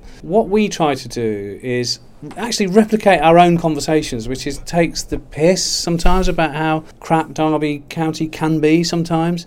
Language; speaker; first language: English; native; English